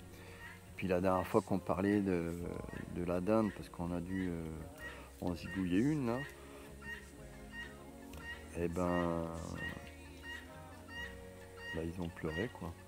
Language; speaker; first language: French; native; French